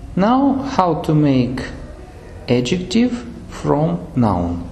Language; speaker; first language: English; non-native, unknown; Russian